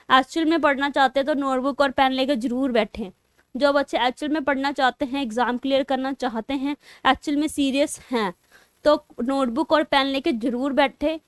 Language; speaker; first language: Hindi; non-native, local second language; Punjabi